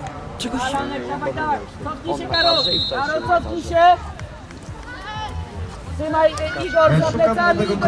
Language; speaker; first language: Polish; native; Polish